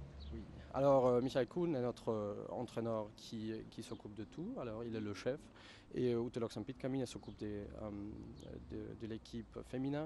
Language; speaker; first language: French; non-native, fluent; German